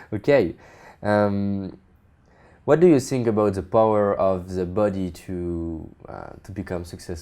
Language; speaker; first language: English; non-native, fluent; French